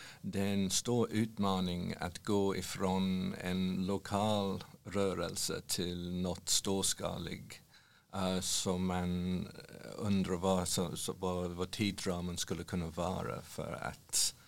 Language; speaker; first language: Swedish; non-native, fluent; English